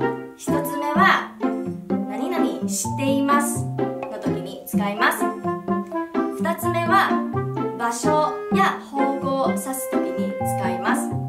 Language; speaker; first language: Japanese; non-native, fluent; Chinese